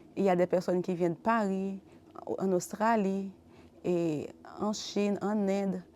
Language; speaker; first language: French; non-native, local second language; Haitian Creole